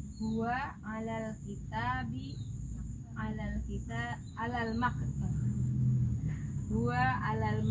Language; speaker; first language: Arabic; non-native, learner; Indonesian